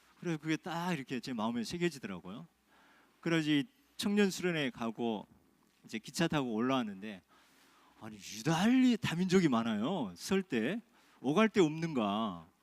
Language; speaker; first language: Korean; native; Korean